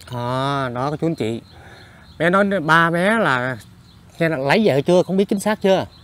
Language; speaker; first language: Vietnamese; native; Vietnamese